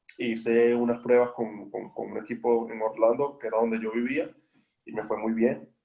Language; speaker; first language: Spanish; native; Spanish